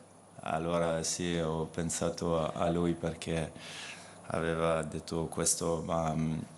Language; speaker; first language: Italian; non-native, fluent; French